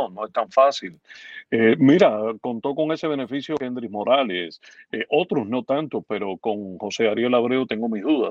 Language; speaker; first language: Spanish; native; Spanish